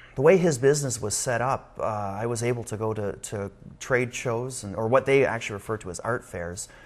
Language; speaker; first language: English; native; English